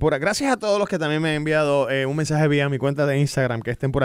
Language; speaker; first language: Spanish; early bilingual, heritage; Spanish